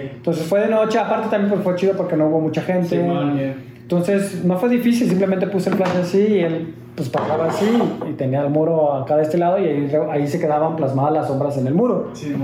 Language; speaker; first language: Spanish; native; Spanish